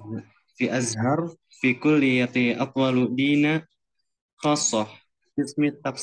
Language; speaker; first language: Arabic; non-native, learner; Indonesian